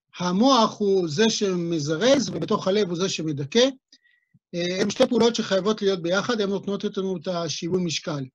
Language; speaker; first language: Hebrew; native; Hebrew